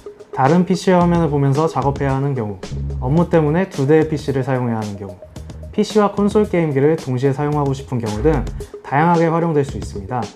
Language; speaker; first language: Korean; native; Korean